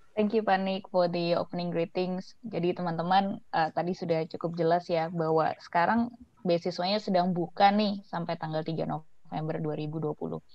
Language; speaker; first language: Indonesian; native; Indonesian